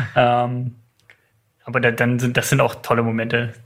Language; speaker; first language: German; native; German